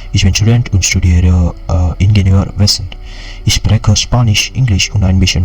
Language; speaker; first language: German; non-native, learner; Marathi